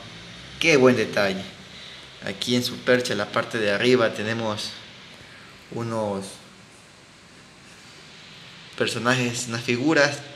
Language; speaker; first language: Spanish; native; Spanish